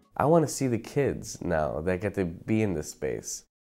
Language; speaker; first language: English; native; English